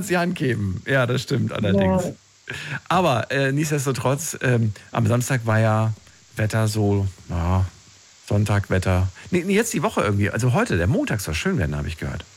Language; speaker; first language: German; native; German